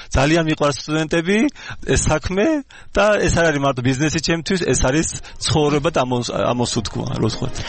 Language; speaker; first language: Georgian; early bilingual, heritage; Georgian